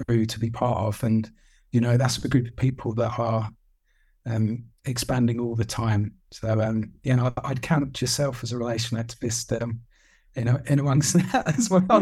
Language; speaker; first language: English; native; English